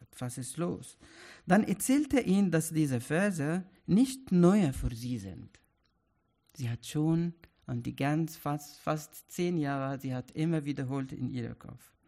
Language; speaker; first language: German; non-native, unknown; Arabic